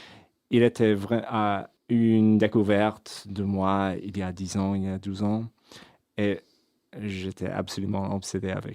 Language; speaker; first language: French; non-native, fluent; English